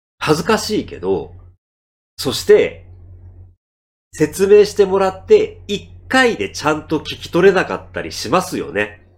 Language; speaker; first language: Japanese; native; Japanese